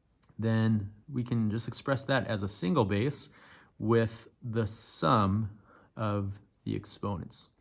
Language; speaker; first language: English; native; English